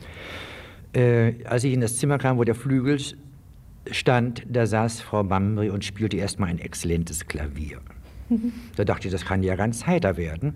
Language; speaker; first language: German; native; German